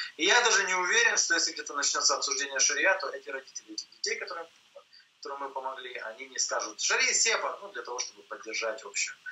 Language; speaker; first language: Russian; native; Russian